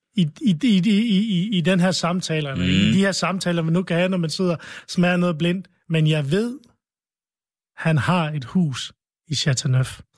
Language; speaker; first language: Danish; native; Danish